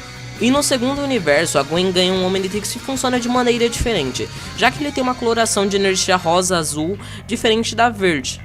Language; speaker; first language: Portuguese; native; Portuguese